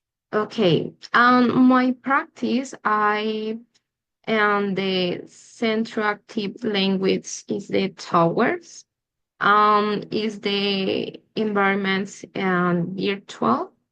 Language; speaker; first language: English; non-native, learner; Spanish